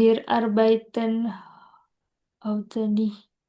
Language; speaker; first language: German; non-native, learner; Indonesian